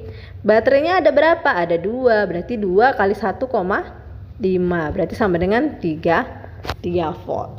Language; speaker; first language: Indonesian; native; Indonesian